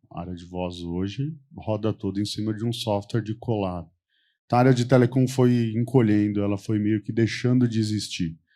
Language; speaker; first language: Portuguese; native; Portuguese